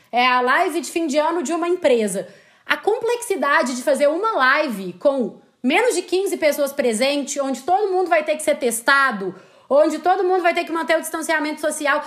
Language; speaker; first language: Portuguese; native; Portuguese